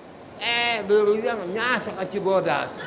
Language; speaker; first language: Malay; non-native, local second language; Sundanese